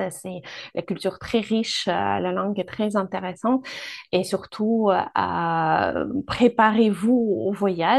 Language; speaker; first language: French; non-native, fluent; Ukrainian